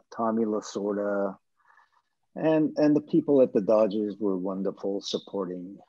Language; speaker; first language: English; non-native, fluent; Japanese